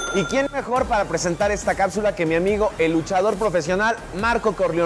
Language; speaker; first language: Spanish; native; Spanish